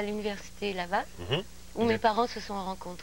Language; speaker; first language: French; native; French